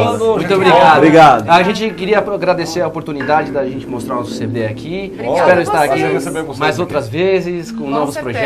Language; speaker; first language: Portuguese; native; Portuguese